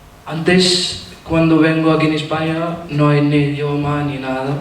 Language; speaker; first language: Spanish; non-native, learner; Arabic